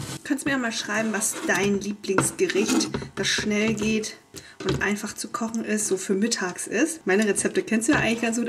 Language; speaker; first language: German; native; German